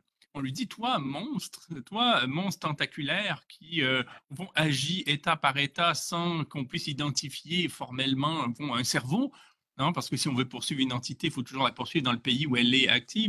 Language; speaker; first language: French; native; French